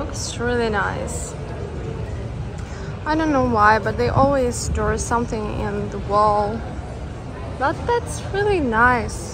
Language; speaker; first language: English; non-native, learner; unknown